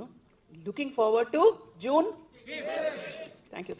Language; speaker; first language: Telugu; non-native, local second language; Tamil